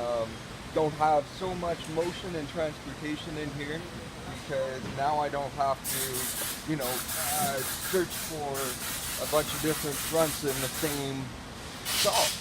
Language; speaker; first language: English; native; English